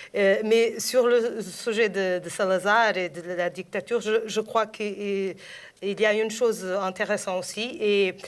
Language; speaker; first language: French; non-native, fluent; Portuguese